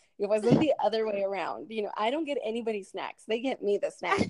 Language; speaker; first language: English; early bilingual, other home language; Spanish